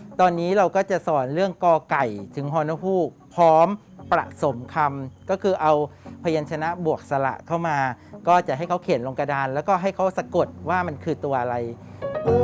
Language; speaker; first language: Thai; native; Thai